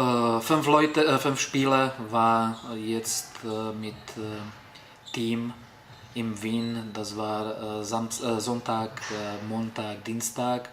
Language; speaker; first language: German; non-native, fluent; Slovak